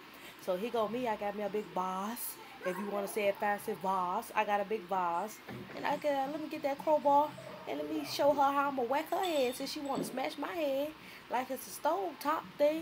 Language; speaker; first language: English; native; English